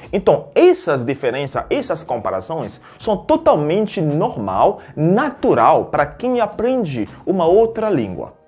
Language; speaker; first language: Portuguese; non-native, fluent; French